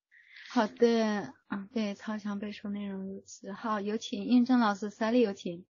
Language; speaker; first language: Chinese; native; Chinese